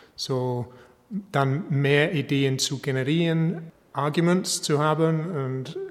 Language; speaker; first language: German; non-native, fluent; English